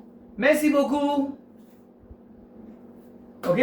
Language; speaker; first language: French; non-native, fluent; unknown